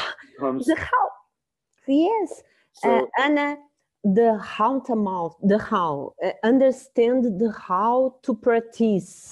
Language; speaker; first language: English; non-native, learner; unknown